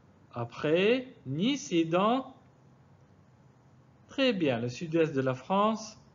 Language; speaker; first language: French; non-native, fluent; Arabic